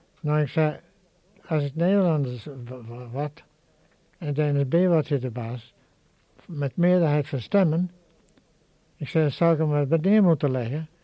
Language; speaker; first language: Dutch; early bilingual, other home language; German